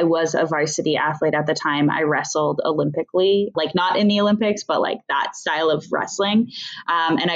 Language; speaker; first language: English; native; English